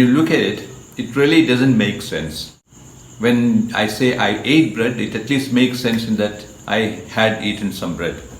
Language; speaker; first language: English; non-native, local second language; Malayalam